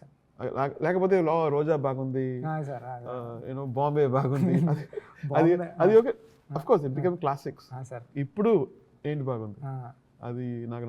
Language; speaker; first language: Telugu; non-native, learner; Tamil